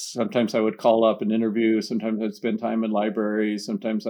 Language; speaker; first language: English; native; English